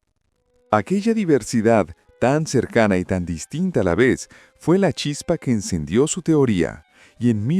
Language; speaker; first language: Spanish; native; Spanish